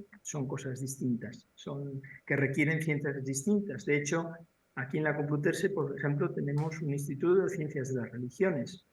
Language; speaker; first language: Spanish; native; Spanish